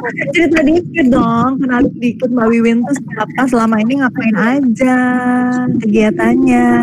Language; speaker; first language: Indonesian; native; Indonesian